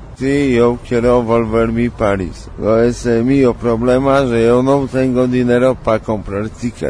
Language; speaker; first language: Spanish; non-native, learner; Polish